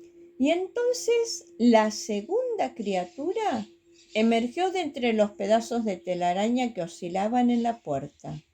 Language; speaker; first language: Spanish; native; Spanish